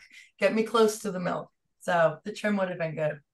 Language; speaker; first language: English; native; English